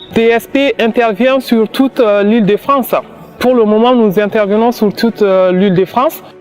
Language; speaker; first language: French; non-native, local second language; Bambara